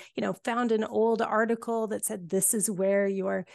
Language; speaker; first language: English; native; English